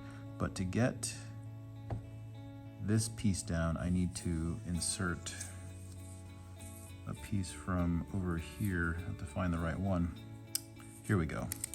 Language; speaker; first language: English; native; English